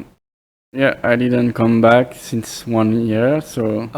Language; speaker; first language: English; non-native, fluent; French